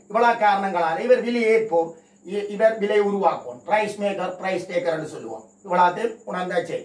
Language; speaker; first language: Tamil; native; Tamil